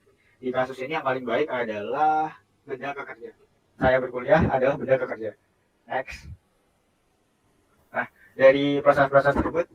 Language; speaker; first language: Indonesian; native; Indonesian